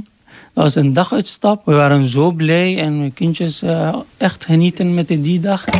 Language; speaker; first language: Dutch; non-native, learner; Arabic